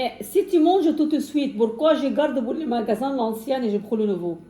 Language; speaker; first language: French; non-native, fluent; Arabic